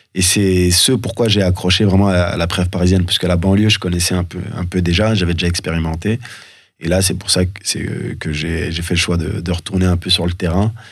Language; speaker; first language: French; early bilingual, other home language; Soninke